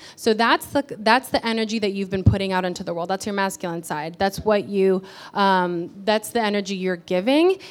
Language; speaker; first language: English; early bilingual, other home language; Spanish